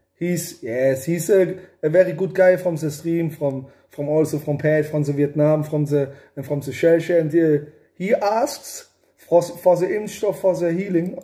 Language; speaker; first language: English; non-native, learner; German